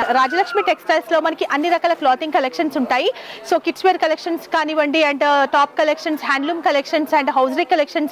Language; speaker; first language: Telugu; native; Telugu